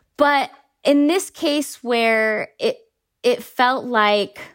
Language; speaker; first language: English; native; English